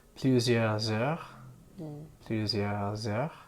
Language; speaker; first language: French; non-native, fluent; English